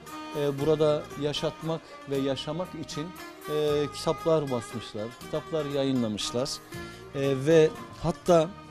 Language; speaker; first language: Turkish; native; Turkish